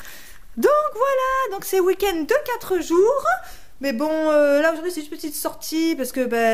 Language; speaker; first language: French; native; French